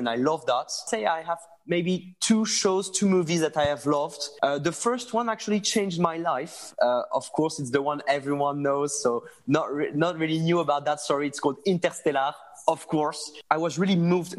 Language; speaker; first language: English; non-native, fluent; French